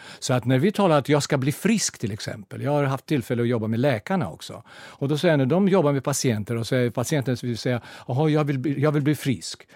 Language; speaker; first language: Swedish; non-native, fluent; Russian